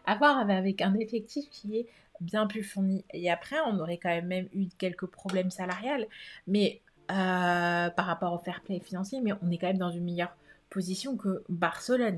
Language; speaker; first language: French; native; French